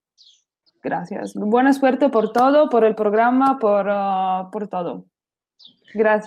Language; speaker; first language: Spanish; non-native, learner; Italian